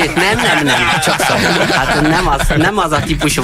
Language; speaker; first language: Hungarian; non-native, learner; Chinese